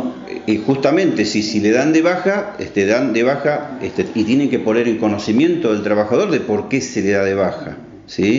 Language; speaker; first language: Spanish; native; Spanish